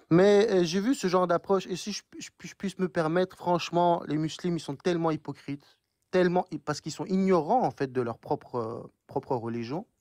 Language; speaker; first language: French; non-native, fluent; Turkish